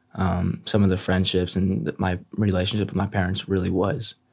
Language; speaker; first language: English; native; English